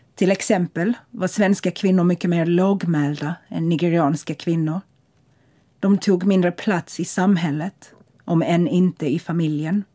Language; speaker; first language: Swedish; non-native, fluent; English